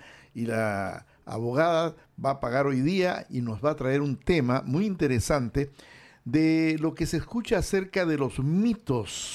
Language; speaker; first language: Spanish; native; Spanish